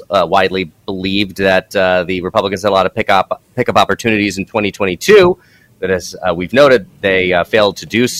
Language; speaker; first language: English; native; English